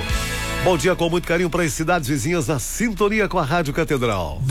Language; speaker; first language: Portuguese; native; Portuguese